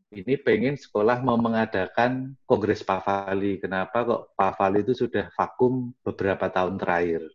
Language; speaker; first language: Indonesian; non-native, local second language; Javanese